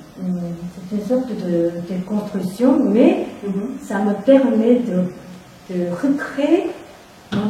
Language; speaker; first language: French; non-native, fluent; Korean